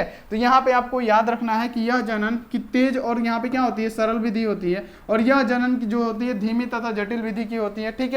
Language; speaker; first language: Hindi; native; Hindi